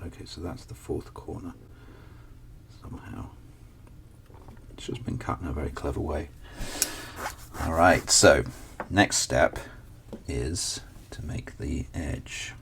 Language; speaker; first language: English; native; English